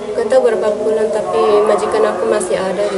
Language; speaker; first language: Indonesian; non-native, local second language; Sasak